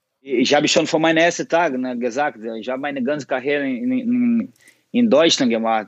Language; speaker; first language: German; non-native, fluent; Portuguese